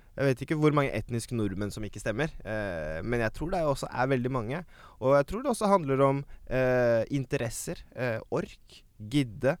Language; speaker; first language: Norwegian; early bilingual, other home language; Baluchi